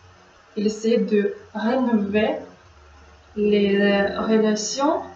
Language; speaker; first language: French; non-native, learner; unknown